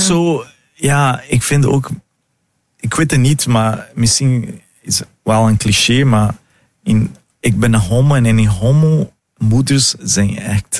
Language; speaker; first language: Dutch; non-native, fluent; Portuguese